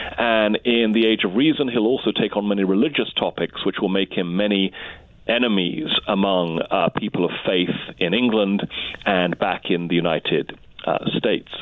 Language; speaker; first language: English; native; English